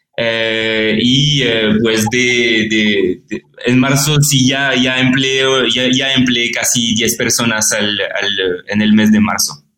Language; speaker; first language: Spanish; non-native, fluent; French